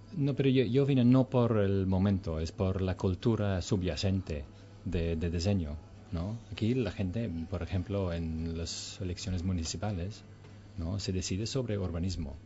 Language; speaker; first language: Spanish; non-native, fluent; English